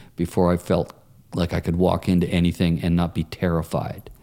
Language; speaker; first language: English; native; English